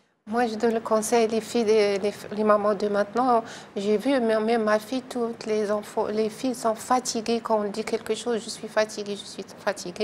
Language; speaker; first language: French; non-native, learner; Arabic